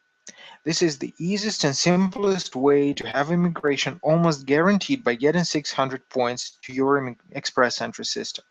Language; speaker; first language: English; non-native, fluent; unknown